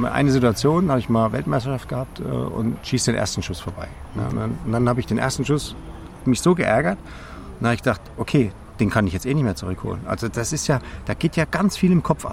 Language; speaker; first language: German; native; German